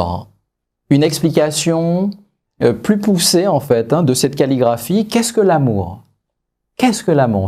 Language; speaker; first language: French; native; French